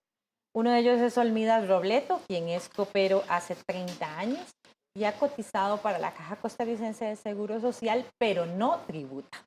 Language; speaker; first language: Spanish; native; Spanish